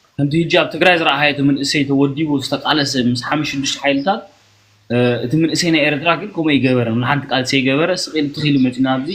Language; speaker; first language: Tigrinya; early bilingual, heritage; Tigrinya